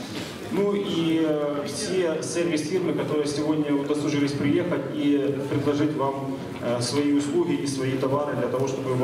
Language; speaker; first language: Russian; native; Russian